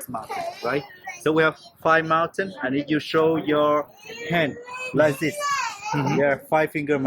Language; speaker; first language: English; non-native, learner; Vietnamese